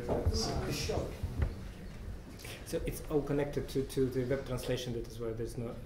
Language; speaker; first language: English; non-native, fluent; Russian